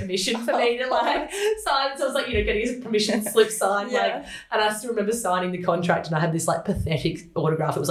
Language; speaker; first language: English; native; English